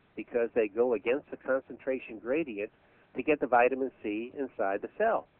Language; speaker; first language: English; native; English